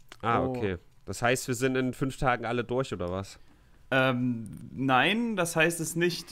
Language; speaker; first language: German; native; German